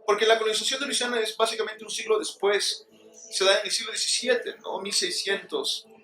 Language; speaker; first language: Spanish; native; Spanish